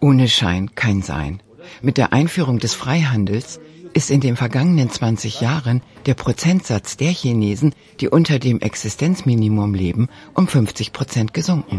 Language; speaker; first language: German; native; German